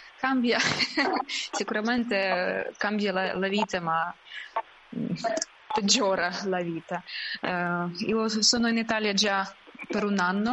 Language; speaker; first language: Italian; non-native, learner; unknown